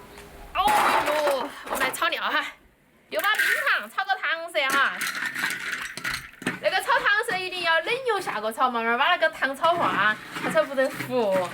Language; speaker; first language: Chinese; native; Chinese